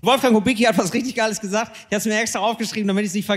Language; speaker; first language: German; native; German